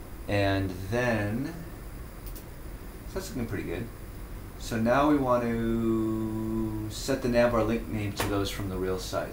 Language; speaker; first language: English; native; English